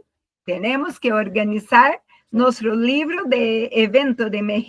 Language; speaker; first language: Spanish; non-native, learner; Portuguese